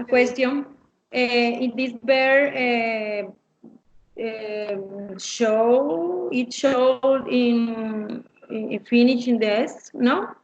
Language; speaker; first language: English; non-native, learner; Spanish